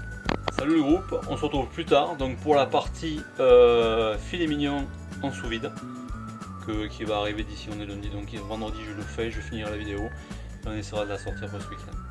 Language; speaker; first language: French; native; French